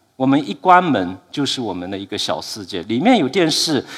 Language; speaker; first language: Chinese; native; Chinese